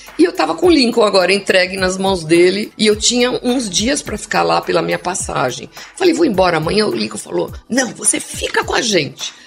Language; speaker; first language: Portuguese; non-native, local second language; English